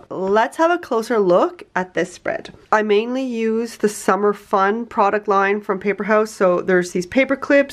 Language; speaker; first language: English; native; English